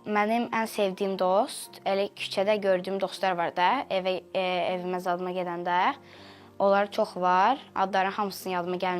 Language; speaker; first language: Azerbaijani; early bilingual, heritage; Azerbaijani